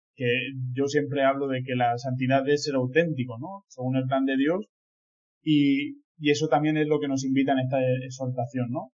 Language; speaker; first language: Spanish; native; Spanish